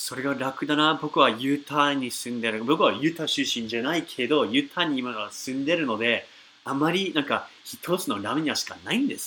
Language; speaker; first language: Japanese; non-native, fluent; English